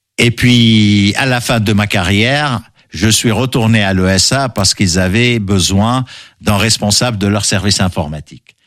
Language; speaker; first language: French; non-native, local second language; Arabic